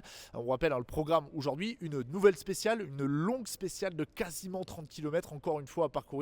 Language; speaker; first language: French; native; French